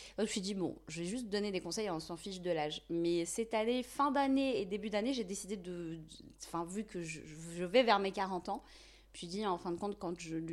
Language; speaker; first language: French; non-native, local second language; Kabyle